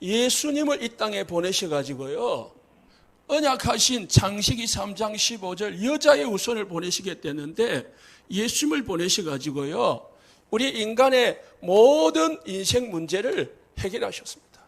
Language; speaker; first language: Korean; native; Korean